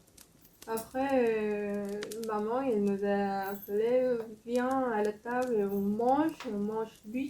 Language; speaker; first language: French; non-native, fluent; Korean